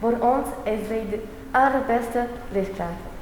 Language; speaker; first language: Dutch; non-native, local second language; French